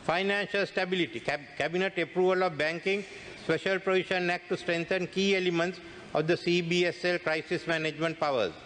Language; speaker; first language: English; non-native, local second language; Sinhala